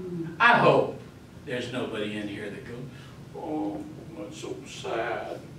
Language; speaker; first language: English; native; English